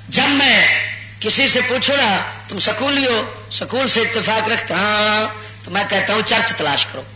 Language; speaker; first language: Urdu; non-native, local second language; Punjabi